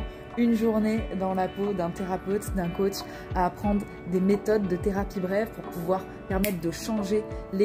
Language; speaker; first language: French; native; French